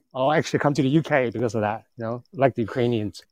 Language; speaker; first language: English; non-native, local second language; Cantonese